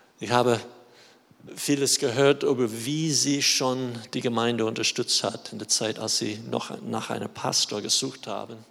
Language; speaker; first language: German; non-native, fluent; English